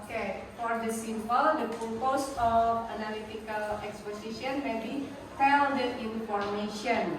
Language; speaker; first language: English; non-native, fluent; Indonesian